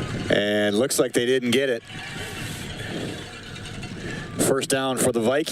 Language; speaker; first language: English; native; English